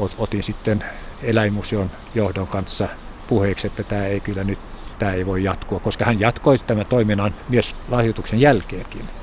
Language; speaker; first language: Finnish; non-native, local second language; Swedish